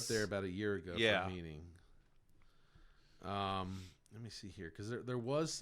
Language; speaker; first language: English; native; English